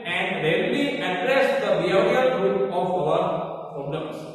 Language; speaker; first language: English; non-native, local second language; Gujarati